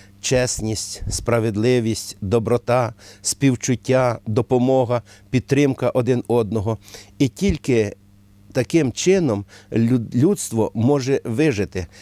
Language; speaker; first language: Ukrainian; native; Ukrainian